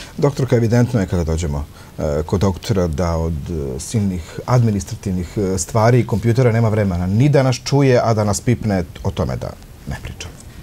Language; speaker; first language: Bosnian; native; Bosnian